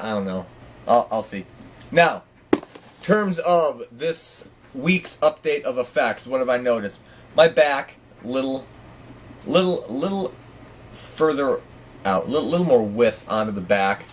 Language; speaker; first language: English; native; English